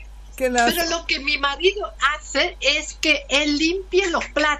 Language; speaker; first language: Spanish; non-native, learner; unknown